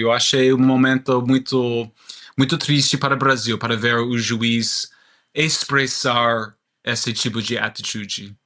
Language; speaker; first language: Portuguese; non-native, learner; English